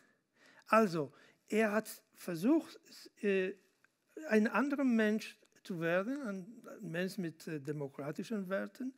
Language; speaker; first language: German; non-native, fluent; Spanish